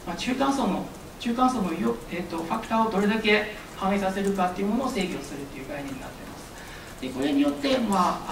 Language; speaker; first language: Japanese; early bilingual, other home language; Chinese